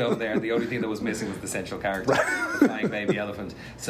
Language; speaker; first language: English; native; English